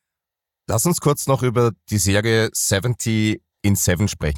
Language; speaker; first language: German; native; German